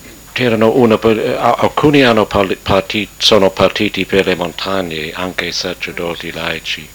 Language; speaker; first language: Italian; non-native, learner; English